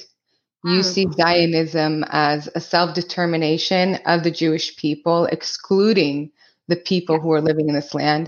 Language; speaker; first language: English; early bilingual, other home language; Hebrew